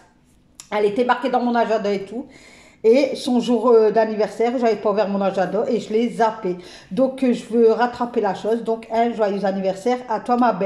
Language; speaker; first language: French; native; French